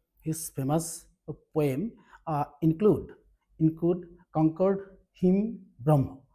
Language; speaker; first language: English; non-native, local second language; Bangla